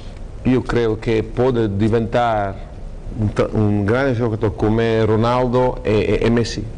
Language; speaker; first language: Italian; non-native, fluent; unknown